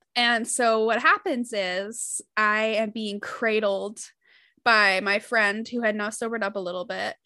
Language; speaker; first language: English; native; English